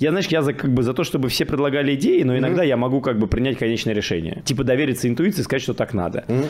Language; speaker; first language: Russian; native; Russian